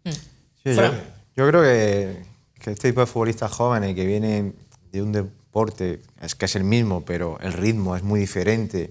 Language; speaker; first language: Spanish; native; Spanish